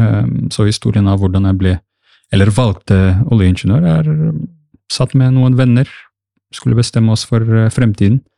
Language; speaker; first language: Norwegian; early bilingual, other home language; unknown